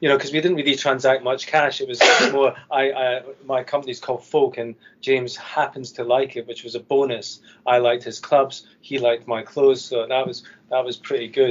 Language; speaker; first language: English; native; English